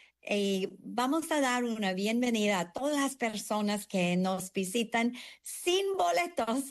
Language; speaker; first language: Spanish; early bilingual, heritage; English